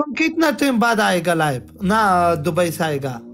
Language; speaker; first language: Hindi; non-native, local second language; Pashto